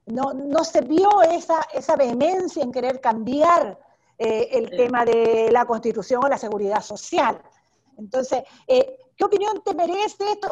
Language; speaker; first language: Spanish; native; Spanish